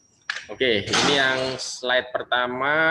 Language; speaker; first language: Indonesian; native; Indonesian